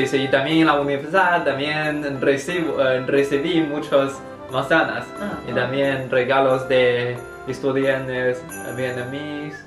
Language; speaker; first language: Spanish; non-native, learner; Chinese